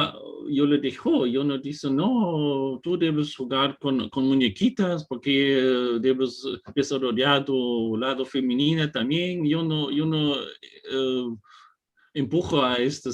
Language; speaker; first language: Spanish; non-native, fluent; German